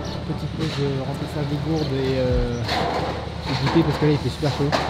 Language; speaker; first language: French; native; French